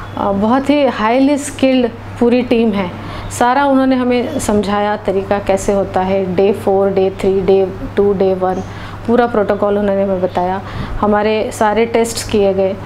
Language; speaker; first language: Hindi; non-native, local second language; Marathi